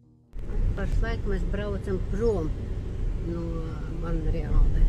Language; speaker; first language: Latvian; non-native, local second language; Russian